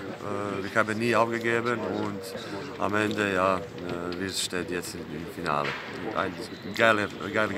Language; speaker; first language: German; non-native, fluent; Croatian